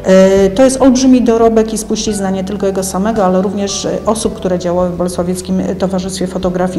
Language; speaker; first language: Polish; native; Polish